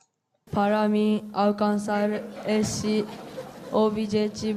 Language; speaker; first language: Portuguese; non-native, learner; Japanese